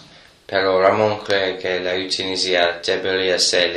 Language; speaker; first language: Spanish; non-native, learner; English